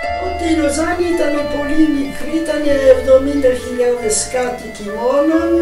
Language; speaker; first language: Greek; early bilingual, heritage; Greek